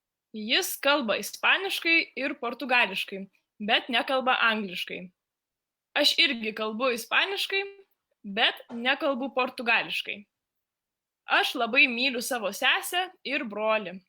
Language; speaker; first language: Lithuanian; non-native, learner; Spanish